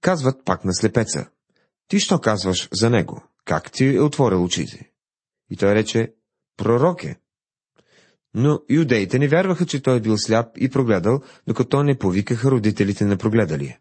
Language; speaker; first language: Bulgarian; native; Bulgarian